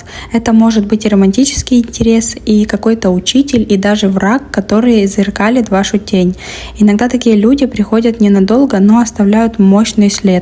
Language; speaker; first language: Russian; native; Russian